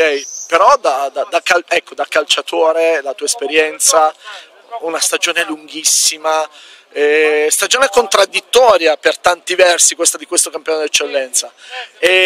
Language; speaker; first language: Italian; native; Italian